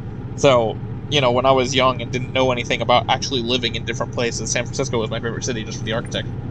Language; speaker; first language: English; native; English